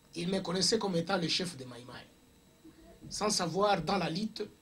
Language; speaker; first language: French; non-native, local second language; Swahili